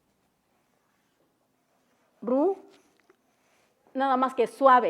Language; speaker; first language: Spanish; non-native, local second language; Mixtepec Mixtec